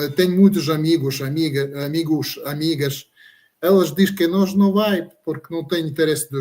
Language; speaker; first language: Portuguese; non-native, learner; Russian